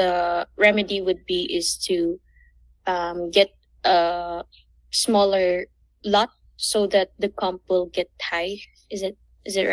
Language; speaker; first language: English; non-native, fluent; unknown